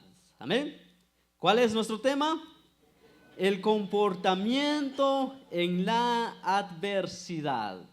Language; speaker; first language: Spanish; native; Spanish